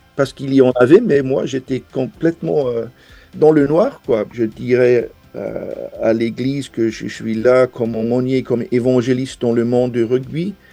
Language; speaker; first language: French; non-native, fluent; English